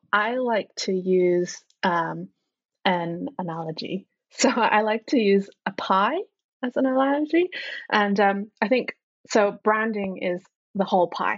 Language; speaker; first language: English; non-native, local second language; Cantonese